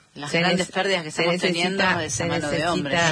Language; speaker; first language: Spanish; native; Spanish